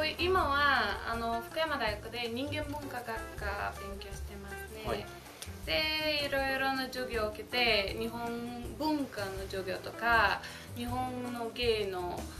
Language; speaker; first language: Japanese; non-native, fluent; Bulgarian